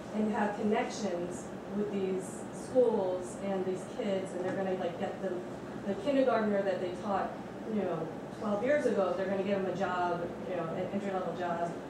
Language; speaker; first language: English; native; English